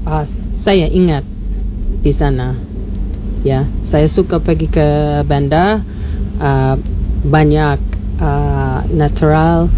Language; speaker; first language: Indonesian; non-native, learner; English